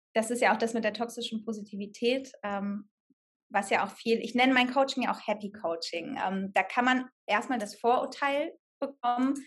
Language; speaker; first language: German; native; German